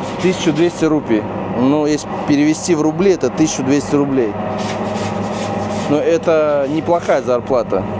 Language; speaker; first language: Russian; native; Russian